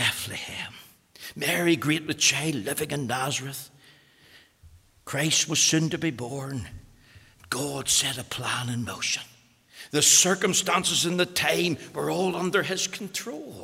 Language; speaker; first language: English; native; English